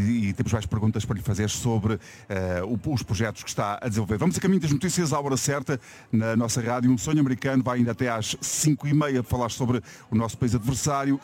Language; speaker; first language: Portuguese; native; Portuguese